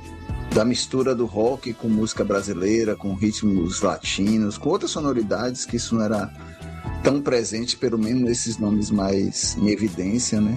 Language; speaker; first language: Portuguese; native; Portuguese